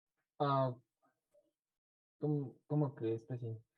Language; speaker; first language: Spanish; native; Spanish